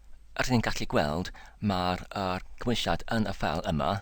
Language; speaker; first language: Welsh; non-native, learner; English